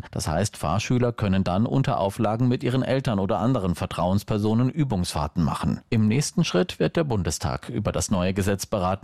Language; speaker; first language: German; native; German